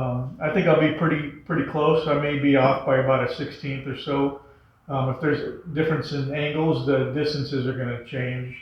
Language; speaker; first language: English; native; English